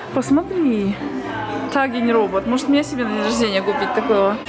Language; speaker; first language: Ukrainian; native; Ukrainian